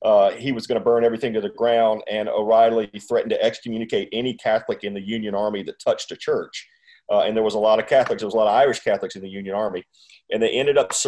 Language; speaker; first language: English; native; English